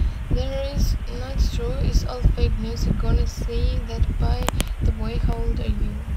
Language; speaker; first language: English; non-native, learner; Romanian